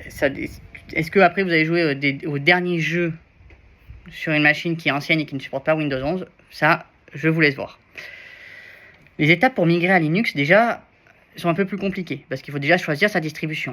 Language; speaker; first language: French; native; French